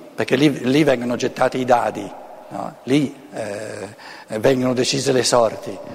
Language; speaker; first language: Italian; non-native, local second language; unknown